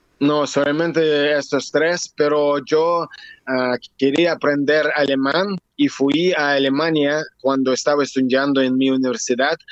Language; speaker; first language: Spanish; non-native, learner; Russian